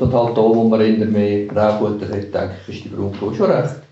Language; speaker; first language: German; non-native, local second language; French